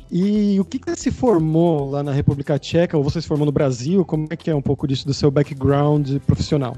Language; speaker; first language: Portuguese; native; Portuguese